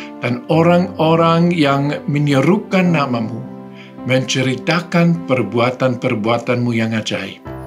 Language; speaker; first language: Indonesian; non-native, fluent; Swiss German